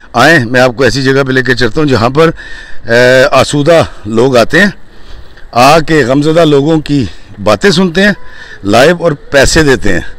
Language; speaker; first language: Urdu; non-native, local second language; Punjabi